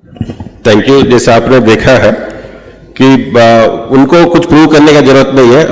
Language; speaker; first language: Hindi; non-native, local second language; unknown